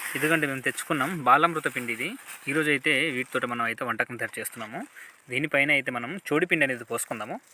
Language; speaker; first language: Telugu; native; Telugu